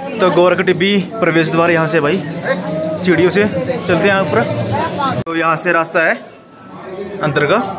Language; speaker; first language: Hindi; non-native, local second language; Punjabi